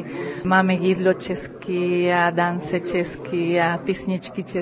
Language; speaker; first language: Czech; early bilingual, heritage; Spanish